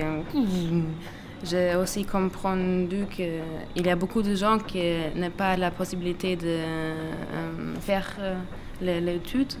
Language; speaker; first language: French; non-native, learner; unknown